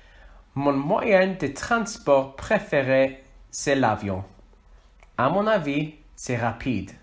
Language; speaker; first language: French; non-native, learner; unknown